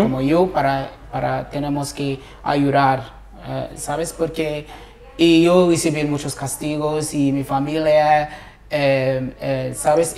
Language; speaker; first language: Spanish; non-native, learner; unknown